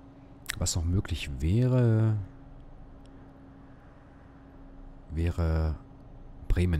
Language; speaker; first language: German; native; German